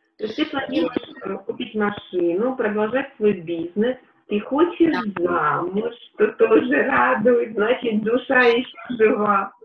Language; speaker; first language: Russian; native; Russian